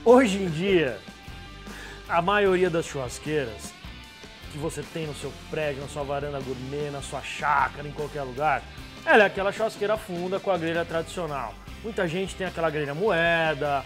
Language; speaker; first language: Portuguese; native; Portuguese